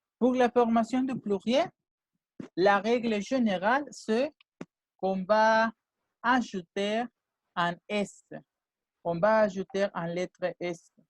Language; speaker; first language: French; non-native, fluent; Spanish